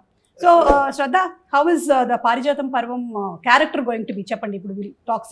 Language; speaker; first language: Telugu; native; Telugu